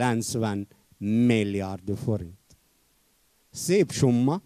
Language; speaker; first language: Hungarian; non-native, fluent; Arabic